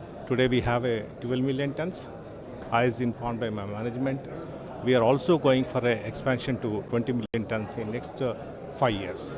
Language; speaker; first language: English; non-native, local second language; Telugu